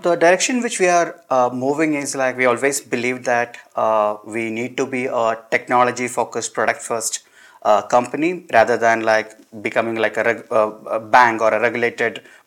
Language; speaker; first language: English; non-native, local second language; Malayalam